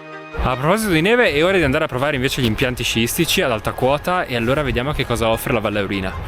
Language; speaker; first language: Italian; native; Italian